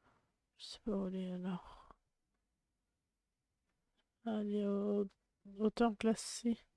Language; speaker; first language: French; native; French